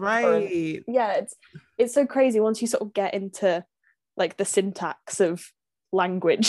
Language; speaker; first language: English; native; English